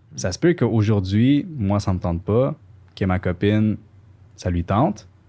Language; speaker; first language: French; early bilingual, other home language; Spanish